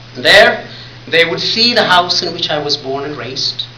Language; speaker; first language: English; non-native, fluent; Tigrinya